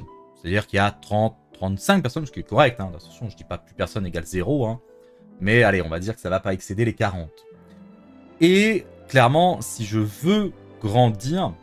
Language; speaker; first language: French; native; French